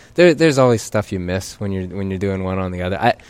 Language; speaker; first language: English; native; English